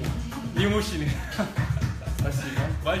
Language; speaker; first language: Russian; non-native, local second language; Georgian